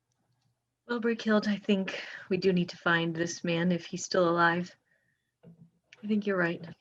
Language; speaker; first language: English; native; English